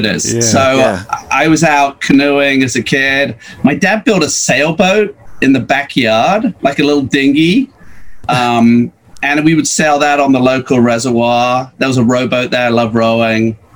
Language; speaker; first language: English; native; English